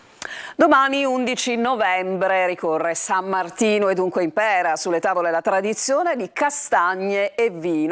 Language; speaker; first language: Italian; native; Italian